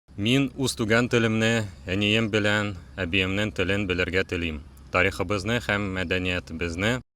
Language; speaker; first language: Tatar; non-native, local second language; Russian